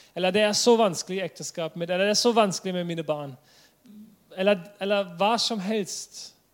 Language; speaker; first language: Norwegian; non-native, fluent; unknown